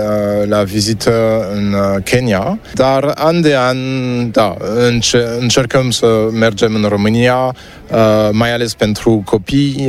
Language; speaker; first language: Romanian; non-native, fluent; French